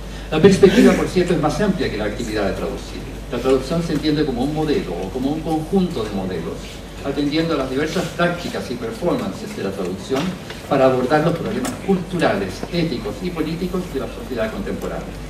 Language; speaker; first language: Spanish; native; Spanish